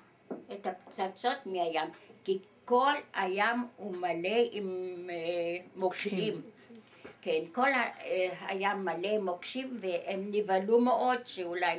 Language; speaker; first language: Hebrew; early bilingual, other home language; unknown